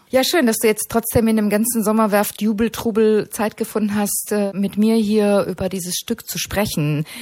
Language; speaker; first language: German; native; German